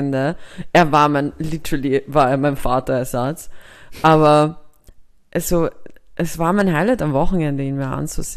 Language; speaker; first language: German; native; German